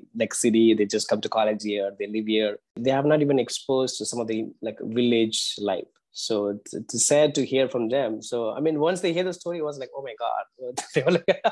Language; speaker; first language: English; non-native, local second language; Tamil